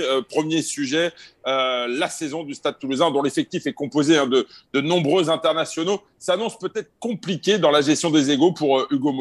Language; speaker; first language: French; native; French